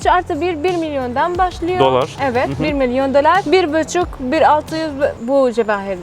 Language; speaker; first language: Turkish; non-native, learner; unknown